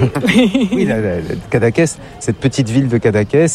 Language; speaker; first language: French; native; French